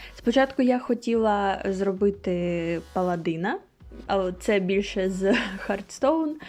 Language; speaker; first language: Ukrainian; non-native, local second language; Russian